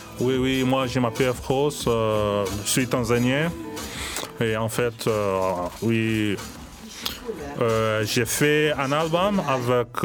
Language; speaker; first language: French; non-native, learner; Swahili